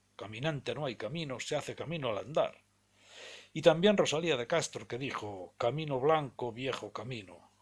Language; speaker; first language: Spanish; non-native, local second language; Galician